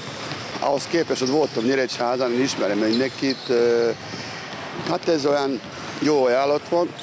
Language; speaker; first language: Hungarian; non-native, learner; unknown